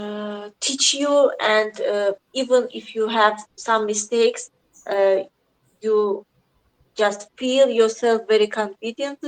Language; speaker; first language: English; non-native, learner; Azerbaijani